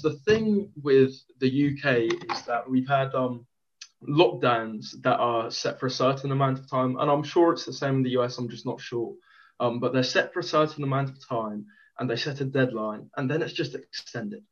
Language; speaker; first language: English; native; English